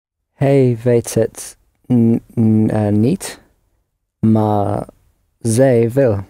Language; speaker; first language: Dutch; non-native, learner; English